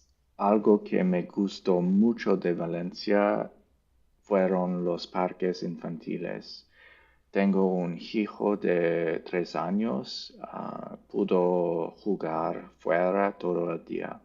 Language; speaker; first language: Spanish; non-native, learner; English